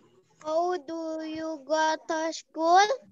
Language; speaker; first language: English; non-native, learner; Indonesian